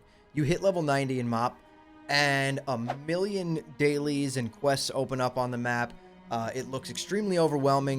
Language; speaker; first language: English; native; English